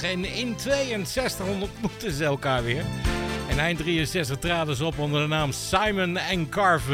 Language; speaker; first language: Dutch; native; Dutch